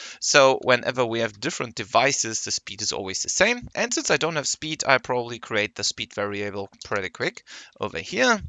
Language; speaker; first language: English; non-native, fluent; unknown